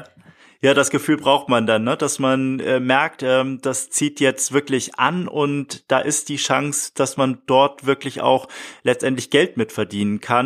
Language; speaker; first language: German; native; German